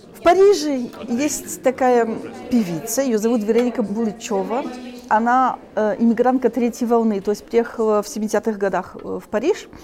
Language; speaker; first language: Russian; early bilingual, heritage; Russian